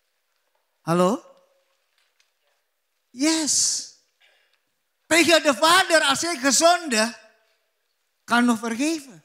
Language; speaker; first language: Dutch; non-native, learner; Indonesian